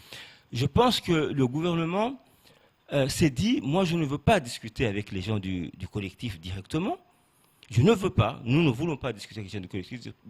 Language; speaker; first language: French; native; French